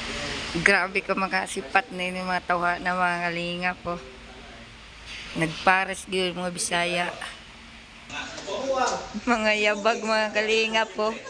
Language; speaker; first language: Filipino; non-native, local second language; Cebuano